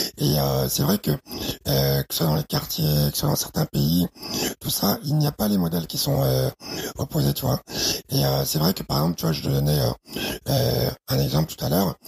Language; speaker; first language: French; early bilingual, other home language; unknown